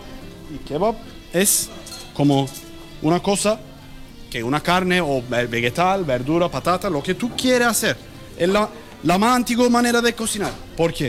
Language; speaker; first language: Spanish; non-native, learner; Turkish